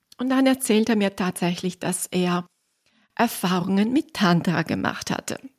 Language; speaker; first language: German; non-native, fluent; Italian